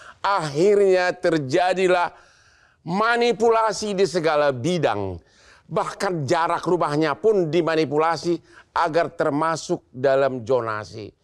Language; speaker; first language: Indonesian; native; Indonesian